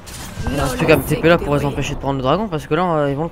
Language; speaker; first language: French; native; French